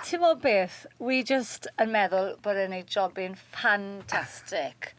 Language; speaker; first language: Welsh; native; Welsh